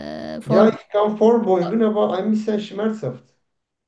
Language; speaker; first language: German; non-native, learner; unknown